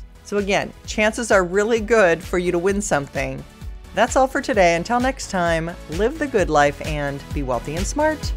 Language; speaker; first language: English; native; English